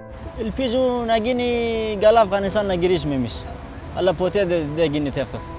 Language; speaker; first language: Greek; non-native, learner; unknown